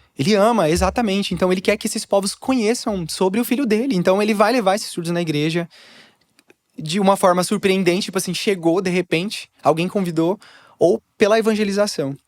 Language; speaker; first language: Portuguese; native; Portuguese